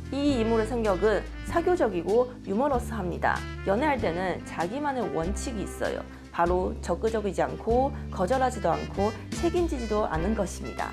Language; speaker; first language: Korean; non-native, fluent; Chinese